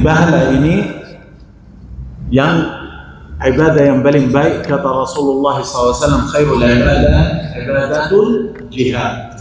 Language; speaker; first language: Indonesian; non-native, fluent; Arabic